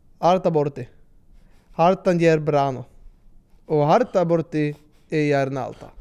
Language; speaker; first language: Swedish; native; Swedish